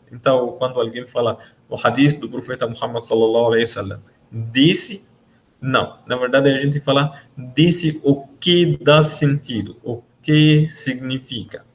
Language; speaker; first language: Portuguese; non-native, learner; Arabic